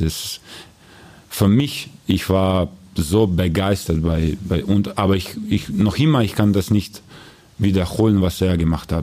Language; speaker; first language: German; non-native, learner; Croatian